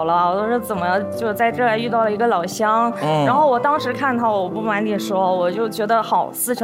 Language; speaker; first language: Chinese; native; Chinese